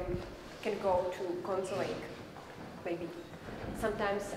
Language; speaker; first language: English; non-native, learner; Czech